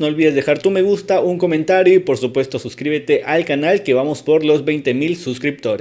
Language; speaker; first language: Spanish; native; Spanish